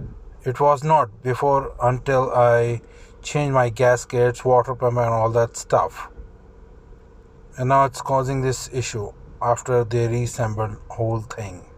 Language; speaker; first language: English; non-native, fluent; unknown